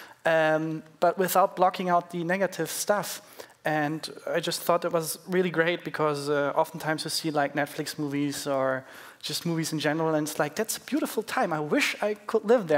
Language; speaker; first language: English; non-native, fluent; German